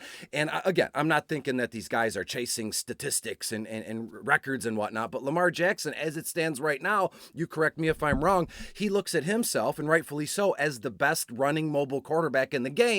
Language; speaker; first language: English; native; English